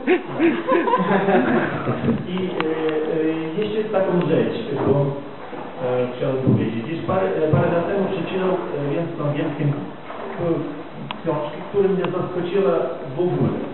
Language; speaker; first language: Polish; non-native, learner; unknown